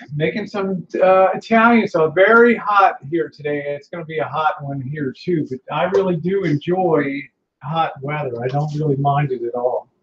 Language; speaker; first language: English; native; English